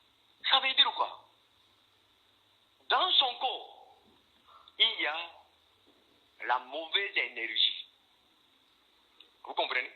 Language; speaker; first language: French; non-native, fluent; Korean